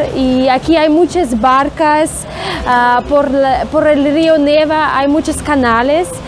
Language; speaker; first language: Spanish; non-native, learner; Russian